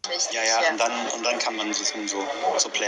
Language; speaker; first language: German; non-native, fluent; English